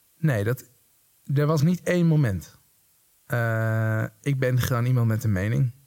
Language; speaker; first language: Dutch; native; Dutch